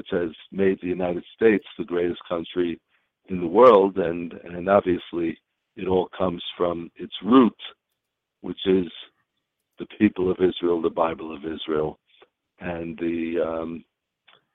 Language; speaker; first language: English; native; English